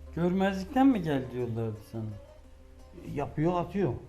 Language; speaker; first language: Turkish; native; Turkish